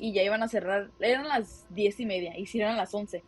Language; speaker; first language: Spanish; early bilingual, heritage; Spanish